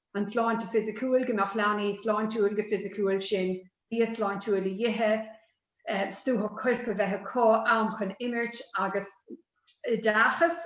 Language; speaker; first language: Irish; native; Irish